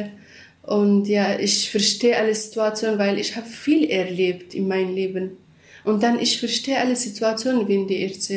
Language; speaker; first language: German; non-native, learner; Central Kurdish